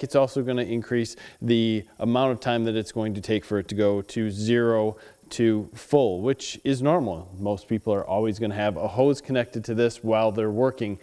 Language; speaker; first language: English; native; English